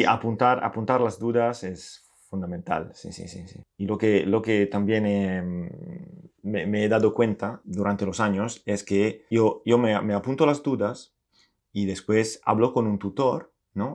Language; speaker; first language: Spanish; non-native, fluent; Italian